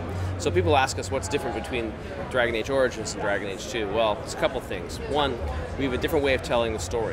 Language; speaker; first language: English; native; English